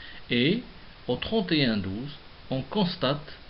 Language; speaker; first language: French; non-native, local second language; Arabic